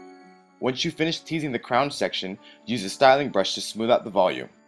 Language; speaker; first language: English; native; English